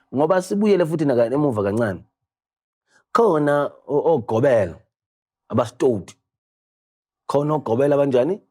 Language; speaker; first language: Zulu; native; Zulu